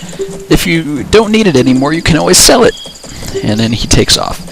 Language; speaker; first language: English; native; English